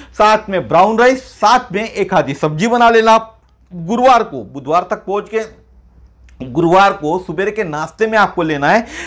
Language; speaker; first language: Hindi; non-native, local second language; Marathi